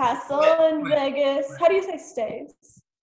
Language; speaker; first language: Spanish; non-native, learner; English